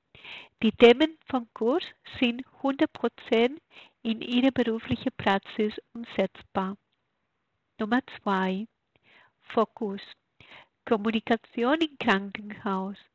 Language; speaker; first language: German; non-native, fluent; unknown